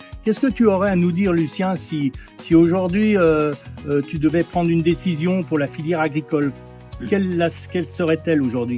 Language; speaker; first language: French; native; French